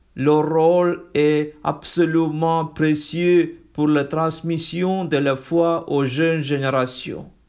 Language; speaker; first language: French; non-native, fluent; Malayalam